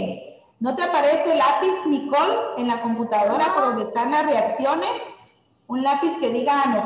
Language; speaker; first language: Spanish; native; Spanish